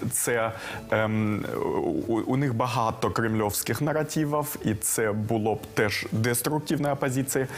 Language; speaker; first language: Ukrainian; early bilingual, heritage; Ukrainian